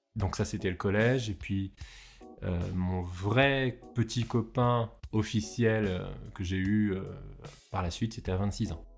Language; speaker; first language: French; native; French